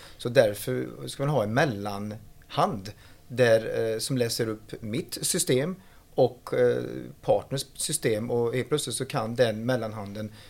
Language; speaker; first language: Swedish; non-native, fluent; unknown